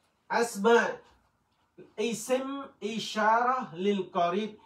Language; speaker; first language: Arabic; non-native, fluent; Western Cham